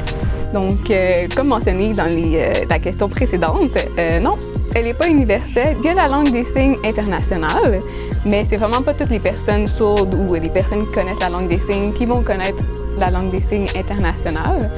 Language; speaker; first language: French; native; French